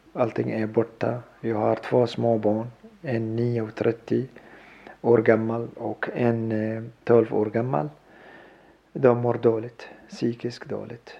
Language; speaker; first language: Swedish; non-native, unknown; Arabic